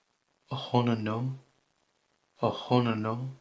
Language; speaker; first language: Welsh; non-native, learner; English